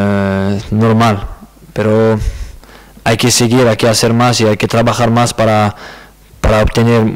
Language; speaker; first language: Spanish; non-native, learner; French